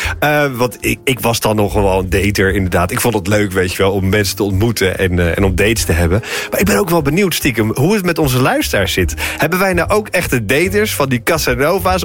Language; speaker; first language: Dutch; native; Dutch